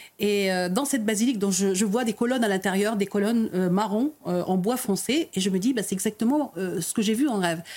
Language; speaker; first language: French; early bilingual, other home language; Arabic